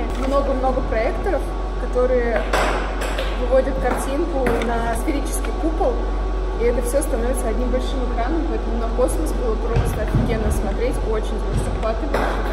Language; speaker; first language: Russian; native; Russian